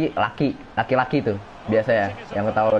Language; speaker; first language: Indonesian; native; Indonesian